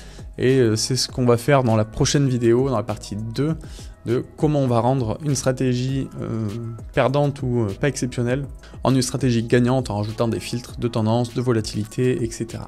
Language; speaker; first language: French; native; French